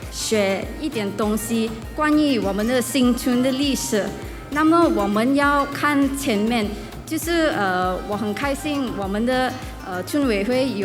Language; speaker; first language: Chinese; non-native, local second language; English